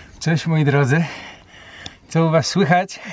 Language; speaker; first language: Polish; native; Polish